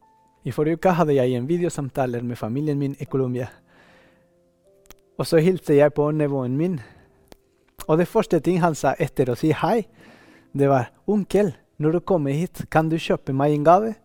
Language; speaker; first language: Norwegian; non-native, fluent; Spanish